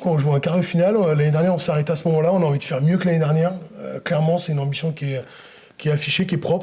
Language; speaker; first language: French; native; French